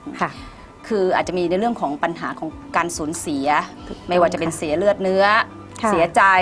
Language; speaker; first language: Thai; native; Thai